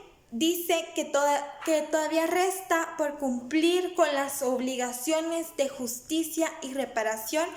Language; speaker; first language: Spanish; native; Spanish